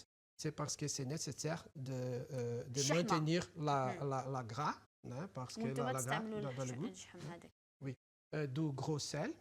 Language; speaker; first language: French; non-native, fluent; Portuguese